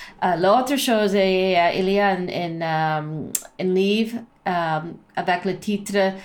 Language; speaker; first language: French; non-native, learner; English